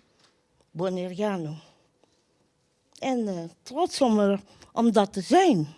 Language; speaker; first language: Dutch; non-native, local second language; Papiamento